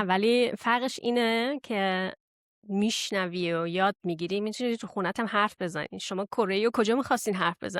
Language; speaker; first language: Persian; early bilingual, heritage; Persian